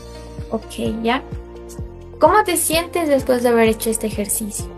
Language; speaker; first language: Spanish; native; Spanish